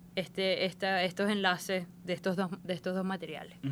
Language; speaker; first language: Spanish; native; Spanish